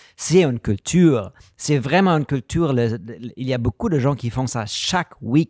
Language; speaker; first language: French; non-native, learner; German